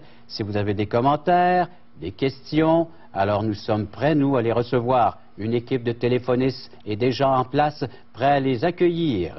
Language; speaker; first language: French; native; French